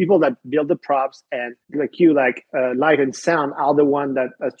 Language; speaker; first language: English; non-native, fluent; French